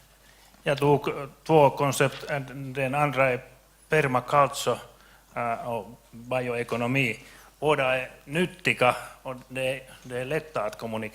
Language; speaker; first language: Swedish; non-native, local second language; Finnish